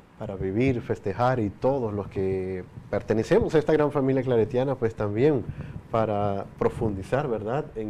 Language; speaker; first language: Spanish; native; Spanish